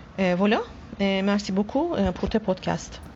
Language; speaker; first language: French; non-native, learner; Turkish